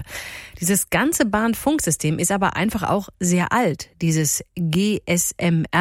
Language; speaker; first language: German; native; German